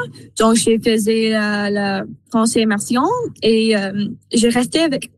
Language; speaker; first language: French; non-native, local second language; English